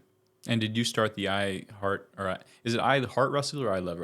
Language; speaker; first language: English; native; English